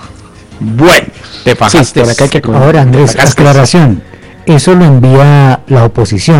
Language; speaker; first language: Spanish; native; Spanish